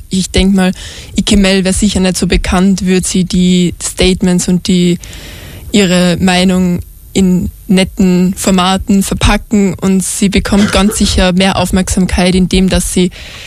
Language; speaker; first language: German; native; German